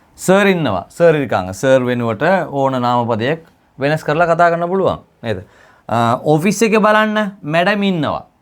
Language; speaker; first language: Sinhala; non-native, local second language; Tamil